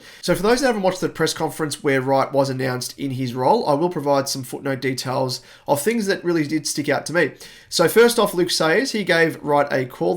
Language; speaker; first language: English; native; English